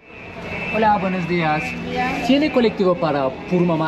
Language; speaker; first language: Spanish; non-native, learner; Turkish